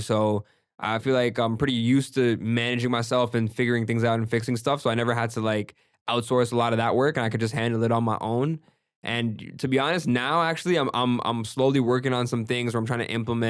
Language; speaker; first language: English; early bilingual, other home language; Gujarati